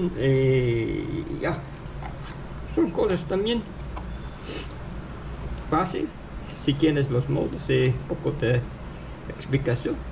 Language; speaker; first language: Spanish; non-native, fluent; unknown